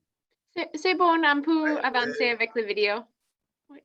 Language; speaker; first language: French; non-native, fluent; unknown